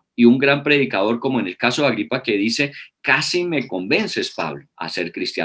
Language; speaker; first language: Spanish; native; Spanish